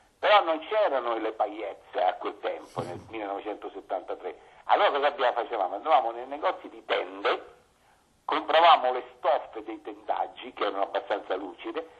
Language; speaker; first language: Italian; native; Italian